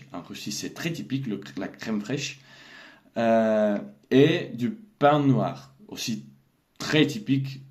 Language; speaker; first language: French; non-native, learner; Russian